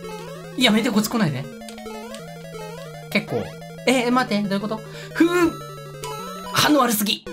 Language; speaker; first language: Japanese; native; Japanese